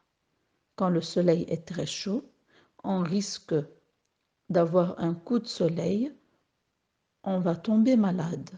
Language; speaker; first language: French; non-native, local second language; Arabic